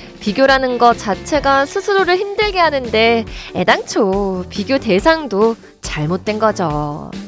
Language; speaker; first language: Korean; native; Korean